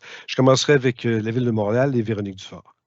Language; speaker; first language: French; native; French